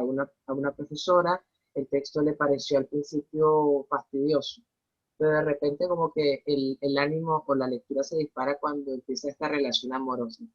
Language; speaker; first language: Spanish; native; Spanish